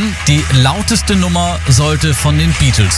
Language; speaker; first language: German; native; German